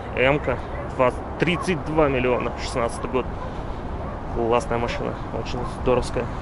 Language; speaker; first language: Russian; native; Russian